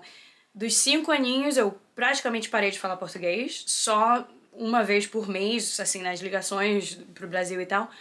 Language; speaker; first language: Portuguese; early bilingual, heritage; Portuguese